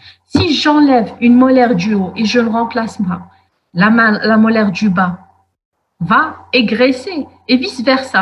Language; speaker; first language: French; non-native, local second language; Arabic